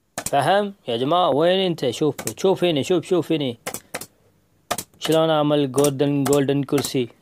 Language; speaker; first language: Arabic; non-native, learner; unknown